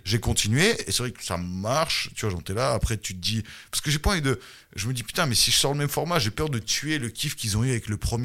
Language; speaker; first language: French; early bilingual, other home language; Russian